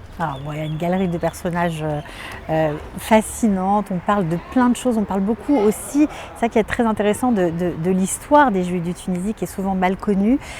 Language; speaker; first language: French; native; French